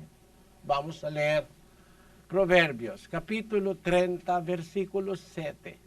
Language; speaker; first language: Spanish; non-native, learner; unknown